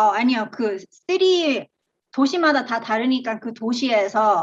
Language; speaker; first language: Korean; early bilingual, heritage; Korean